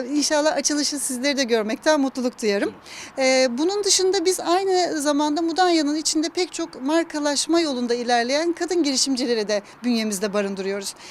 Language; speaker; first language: Turkish; native; Turkish